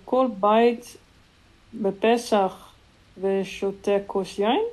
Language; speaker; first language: Hebrew; non-native, learner; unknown